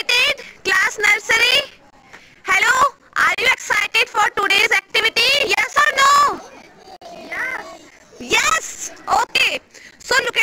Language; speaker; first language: English; non-native, fluent; Hindi